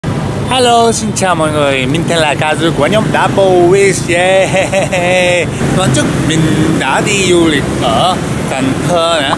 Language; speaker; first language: Vietnamese; non-native, learner; Japanese